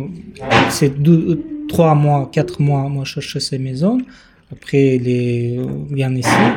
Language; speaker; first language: French; non-native, learner; Romanian